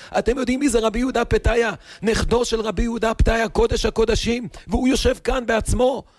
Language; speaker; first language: Hebrew; native; Hebrew